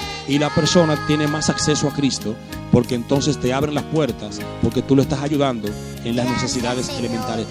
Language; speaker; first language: Spanish; native; Spanish